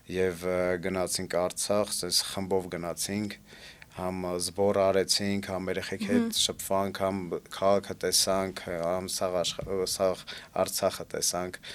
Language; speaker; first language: Armenian; early bilingual, heritage; Armenian